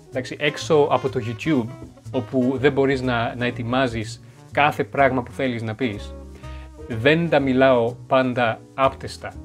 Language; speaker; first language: Greek; non-native, fluent; French